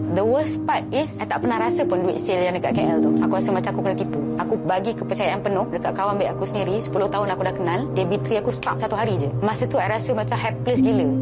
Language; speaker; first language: Malay; native; Malay